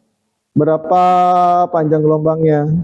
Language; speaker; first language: Indonesian; native; Indonesian